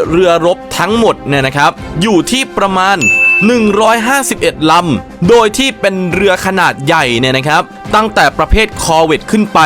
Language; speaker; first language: Thai; native; Thai